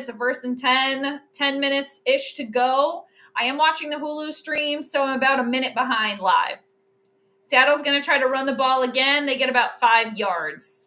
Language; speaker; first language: English; native; English